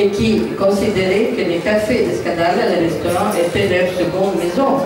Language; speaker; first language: French; non-native, learner; Serbian